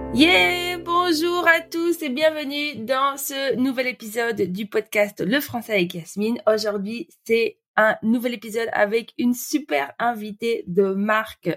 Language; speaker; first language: French; native; French